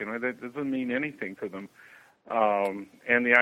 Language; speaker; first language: English; native; English